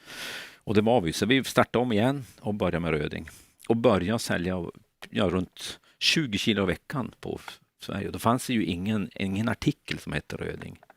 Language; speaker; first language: Swedish; native; Swedish